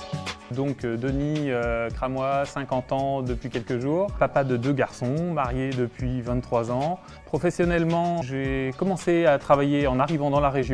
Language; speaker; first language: French; native; French